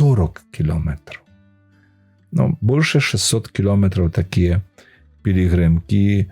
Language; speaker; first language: Polish; non-native, learner; Belarusian